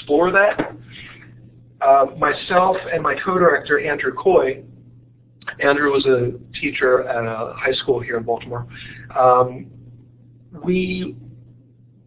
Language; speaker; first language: English; native; English